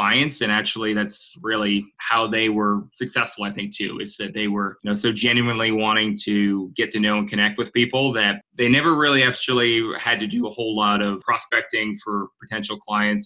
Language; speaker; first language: English; native; English